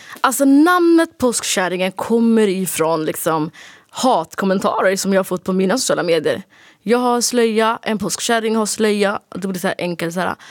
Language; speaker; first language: Swedish; early bilingual, other home language; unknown